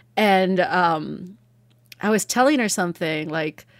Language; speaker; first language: English; early bilingual, other home language; Spanish